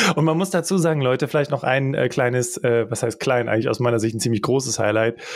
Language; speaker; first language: German; early bilingual, other home language; English